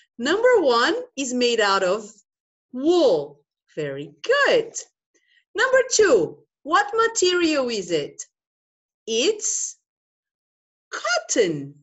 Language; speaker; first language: English; non-native, fluent; Portuguese